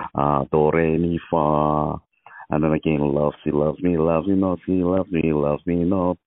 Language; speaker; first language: English; non-native, local second language; Mizo